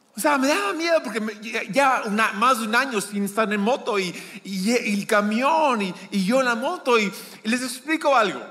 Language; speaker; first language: Spanish; native; Spanish